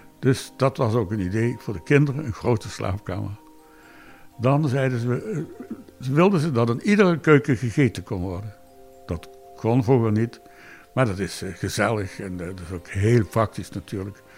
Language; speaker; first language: Dutch; native; Dutch